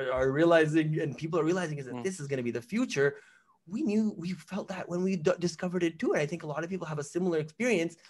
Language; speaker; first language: English; native; English